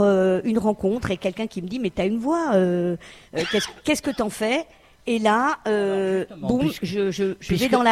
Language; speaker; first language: French; native; French